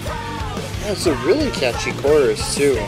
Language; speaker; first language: English; native; English